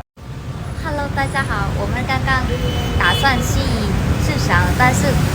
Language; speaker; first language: Chinese; non-native, learner; Vietnamese